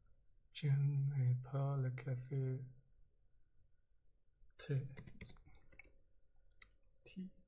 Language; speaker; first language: French; non-native, learner; English